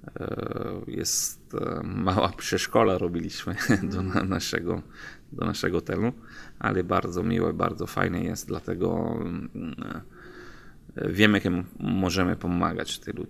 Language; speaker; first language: Polish; non-native, learner; Italian